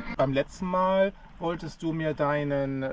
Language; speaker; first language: German; non-native, fluent; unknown